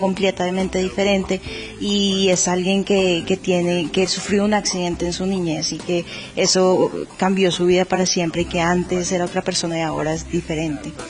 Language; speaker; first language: Spanish; native; Spanish